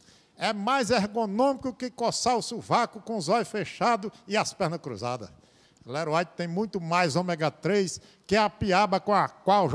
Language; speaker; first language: Portuguese; native; Portuguese